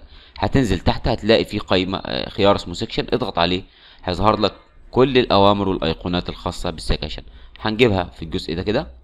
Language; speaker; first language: Arabic; native; Arabic